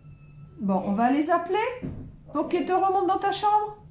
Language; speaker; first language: French; native; French